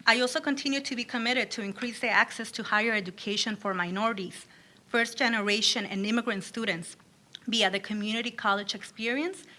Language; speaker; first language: English; early bilingual, other home language; Spanish